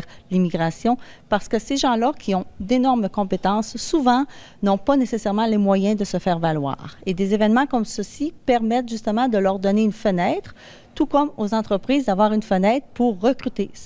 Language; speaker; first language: French; native; French